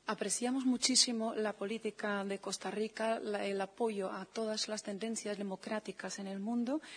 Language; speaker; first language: Spanish; non-native, fluent; Czech